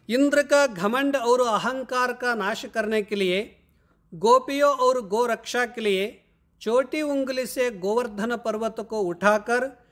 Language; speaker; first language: Hindi; non-native, local second language; Kannada